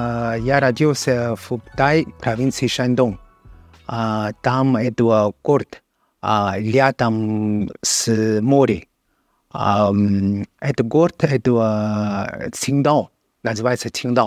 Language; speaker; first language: Russian; non-native, learner; Chinese